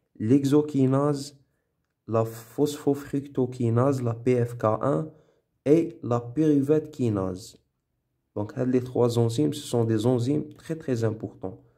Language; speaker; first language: French; non-native, local second language; Arabic